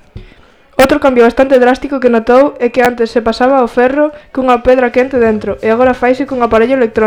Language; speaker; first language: Galician; native; Galician